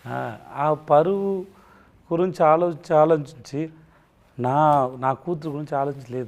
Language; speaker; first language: Telugu; non-native, learner; Tamil